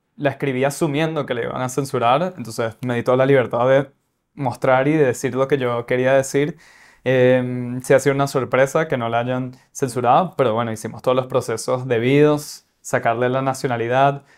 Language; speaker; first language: Spanish; native; Spanish